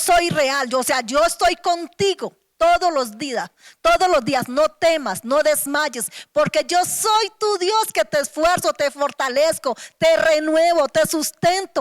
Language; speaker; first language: Spanish; native; Spanish